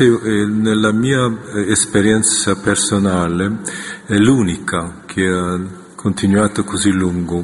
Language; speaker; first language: Italian; non-native, fluent; Korean